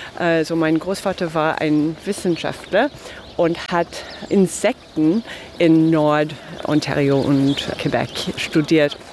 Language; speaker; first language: German; non-native, fluent; English